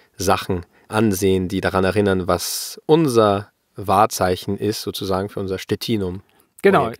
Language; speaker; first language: German; early bilingual, heritage; German